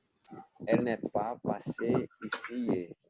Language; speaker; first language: French; non-native, learner; Portuguese